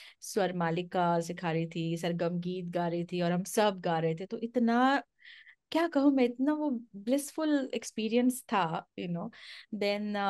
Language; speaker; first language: Hindi; non-native, local second language; Marathi